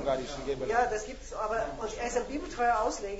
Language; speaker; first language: German; native; German